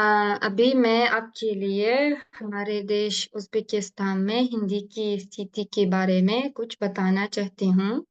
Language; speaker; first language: Hindi; non-native, learner; Uzbek